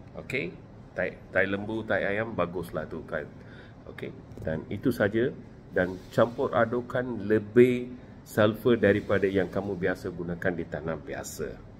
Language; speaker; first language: Malay; non-native, local second language; Tamil